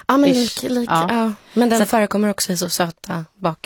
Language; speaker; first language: Swedish; early bilingual, other home language; Polish